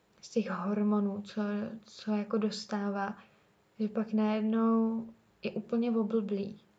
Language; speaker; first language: Czech; native; Czech